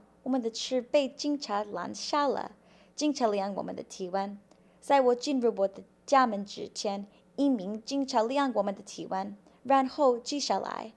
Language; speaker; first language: Chinese; non-native, learner; English